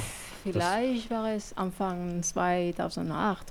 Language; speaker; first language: German; non-native, fluent; Spanish